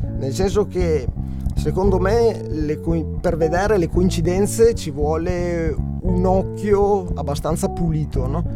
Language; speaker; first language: Italian; native; Italian